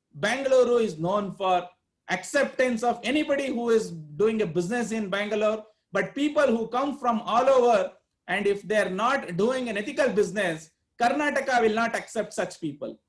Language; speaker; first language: English; non-native, local second language; Kannada